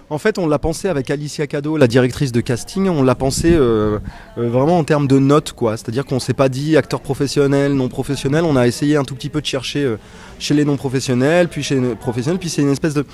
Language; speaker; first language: French; native; French